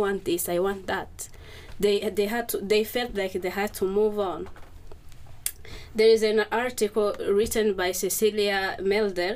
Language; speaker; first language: English; non-native, local second language; Kinyarwanda